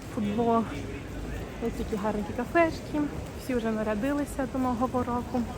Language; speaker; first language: Ukrainian; early bilingual, heritage; Ukrainian